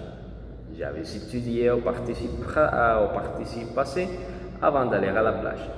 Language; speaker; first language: French; non-native, learner; Spanish